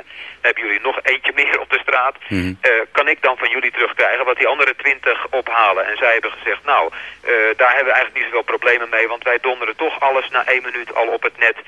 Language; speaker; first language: Dutch; native; Dutch